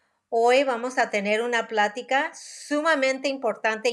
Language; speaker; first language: Spanish; early bilingual, heritage; Spanish